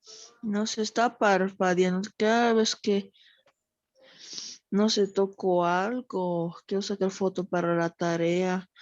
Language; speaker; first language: Spanish; native; Spanish